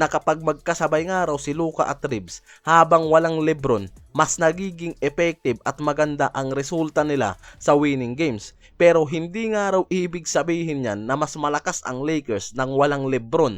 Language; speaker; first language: Filipino; native; Filipino